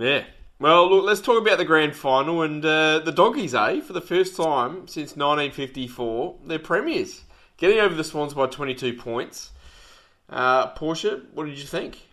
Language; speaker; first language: English; native; English